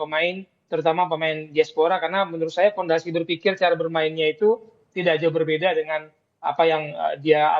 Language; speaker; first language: Indonesian; native; Indonesian